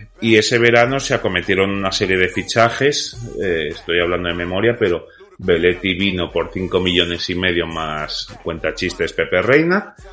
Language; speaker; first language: Spanish; native; Spanish